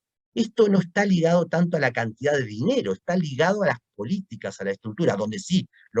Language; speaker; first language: Spanish; native; Spanish